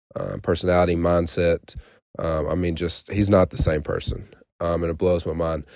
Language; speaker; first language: English; native; English